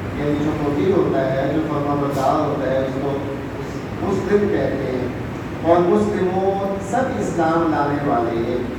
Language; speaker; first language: Urdu; native; Urdu